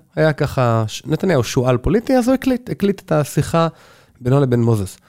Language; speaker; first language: Hebrew; native; Hebrew